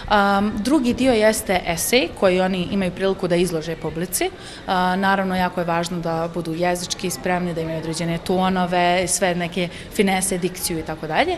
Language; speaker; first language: Serbian; native; Serbian